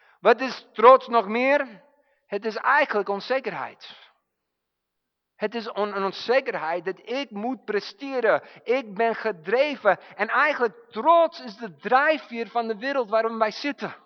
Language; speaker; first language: Dutch; non-native, fluent; English